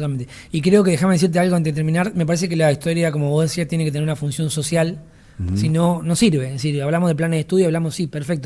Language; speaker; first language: Spanish; native; Spanish